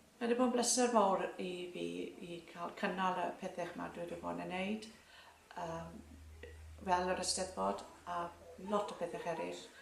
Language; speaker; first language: Welsh; native; Welsh